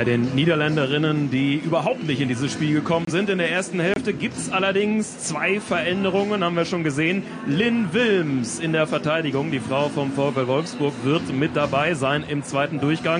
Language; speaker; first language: German; native; German